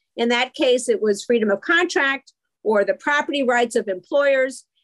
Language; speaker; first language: English; native; English